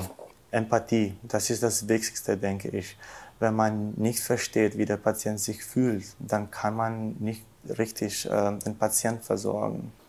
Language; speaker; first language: German; non-native, fluent; Albanian